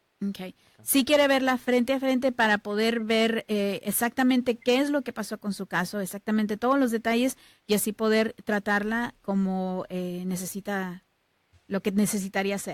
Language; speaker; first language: Spanish; native; Spanish